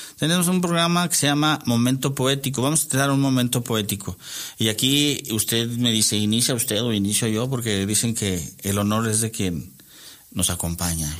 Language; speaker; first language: Spanish; native; Spanish